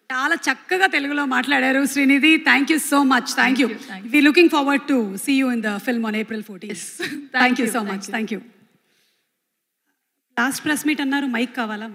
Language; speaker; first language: Telugu; native; Telugu